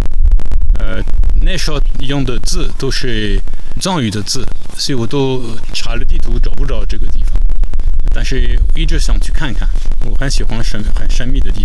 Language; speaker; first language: Chinese; non-native, fluent; French